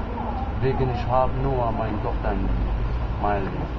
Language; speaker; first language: German; non-native, learner; Arabic